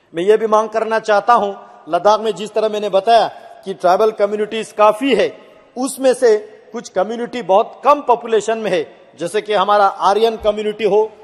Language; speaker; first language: Hindi; native; Hindi